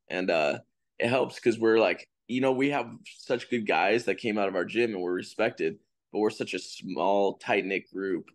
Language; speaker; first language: English; native; English